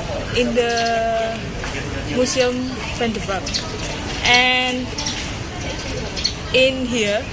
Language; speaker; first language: English; non-native, learner; Indonesian